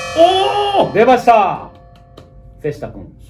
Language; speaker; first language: Japanese; native; Japanese